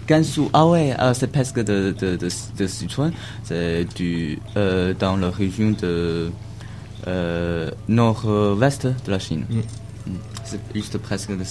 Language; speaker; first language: French; non-native, learner; Chinese